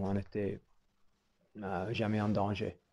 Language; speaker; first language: French; non-native, fluent; English